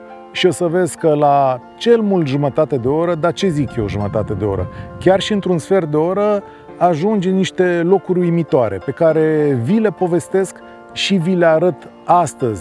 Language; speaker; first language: Romanian; native; Romanian